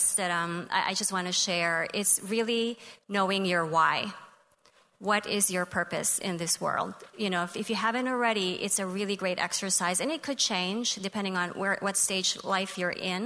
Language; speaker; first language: English; non-native, local second language; Filipino